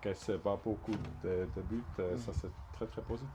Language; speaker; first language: French; non-native, local second language; German